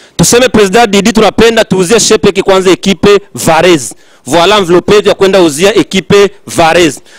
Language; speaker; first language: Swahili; native; Swahili